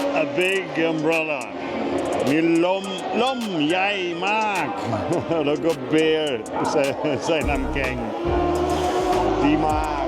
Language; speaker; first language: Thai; non-native, learner; Norwegian